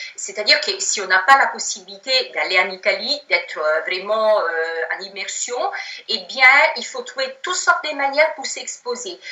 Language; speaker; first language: French; non-native, fluent; Italian